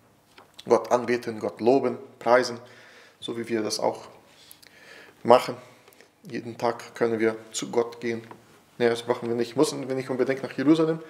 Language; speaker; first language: German; non-native, fluent; Portuguese